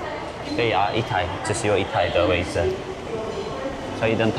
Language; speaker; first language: Chinese; non-native, fluent; Turkish